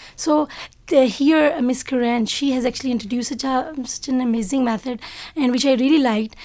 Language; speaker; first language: English; non-native, local second language; Urdu